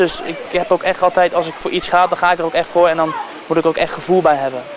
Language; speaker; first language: Dutch; native; Dutch